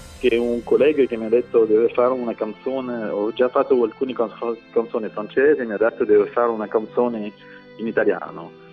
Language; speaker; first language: Italian; non-native, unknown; French